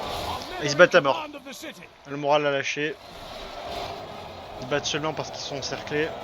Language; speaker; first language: French; native; French